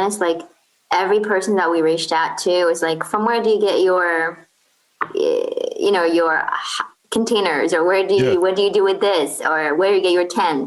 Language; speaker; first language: English; non-native, fluent; Arabic